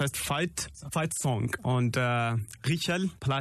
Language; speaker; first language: German; non-native, learner; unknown